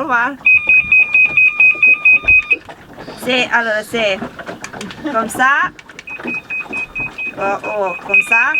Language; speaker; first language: French; non-native, learner; Italian